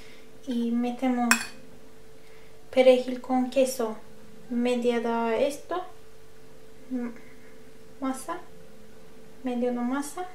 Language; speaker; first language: Spanish; non-native, learner; Turkish